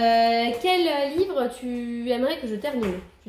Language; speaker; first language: French; native; French